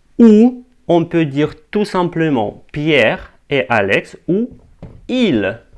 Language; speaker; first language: French; non-native, fluent; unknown